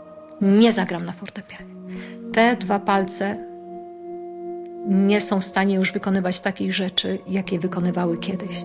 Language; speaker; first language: Polish; native; Polish